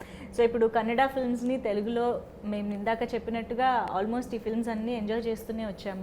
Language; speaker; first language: Telugu; native; Telugu